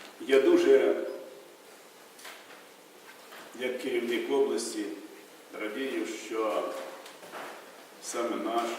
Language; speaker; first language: Ukrainian; native; Ukrainian